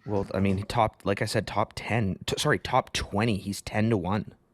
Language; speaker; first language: English; native; English